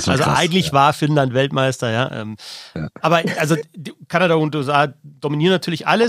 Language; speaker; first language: German; native; German